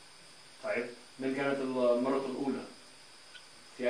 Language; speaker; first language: Arabic; non-native, learner; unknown